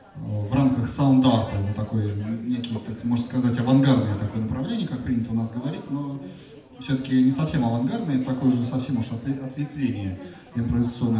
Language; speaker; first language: Russian; native; Russian